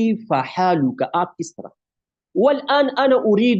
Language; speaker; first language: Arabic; non-native, fluent; Urdu